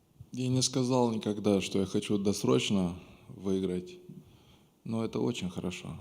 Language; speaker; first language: Russian; non-native, local second language; Romanian